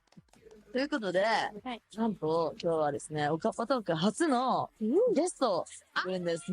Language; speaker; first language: Japanese; native; Japanese